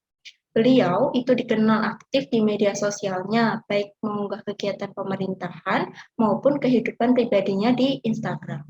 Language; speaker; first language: Indonesian; native; Indonesian